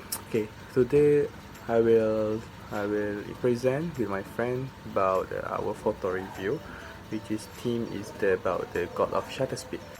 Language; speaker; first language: English; non-native, learner; Malay